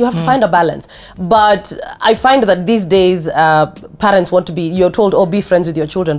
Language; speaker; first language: English; non-native, local second language; Swahili